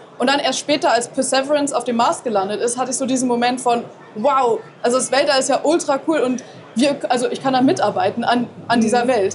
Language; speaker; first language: German; native; German